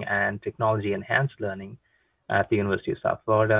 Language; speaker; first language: English; non-native, local second language; Konkani